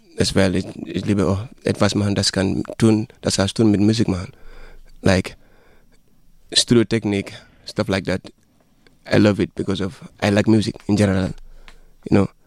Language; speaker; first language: German; non-native, learner; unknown